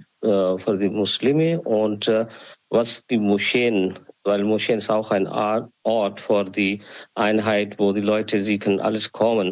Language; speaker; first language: German; non-native, learner; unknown